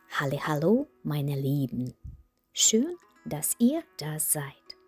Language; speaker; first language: German; non-native, fluent; Ukrainian